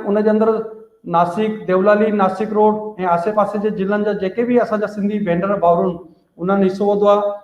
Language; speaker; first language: Sindhi; early bilingual, heritage; Sindhi